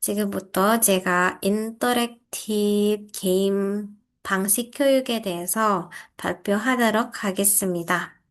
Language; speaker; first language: Korean; non-native, fluent; Indonesian